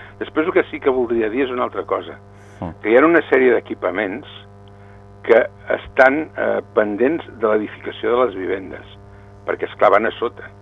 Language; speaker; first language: Catalan; native; Catalan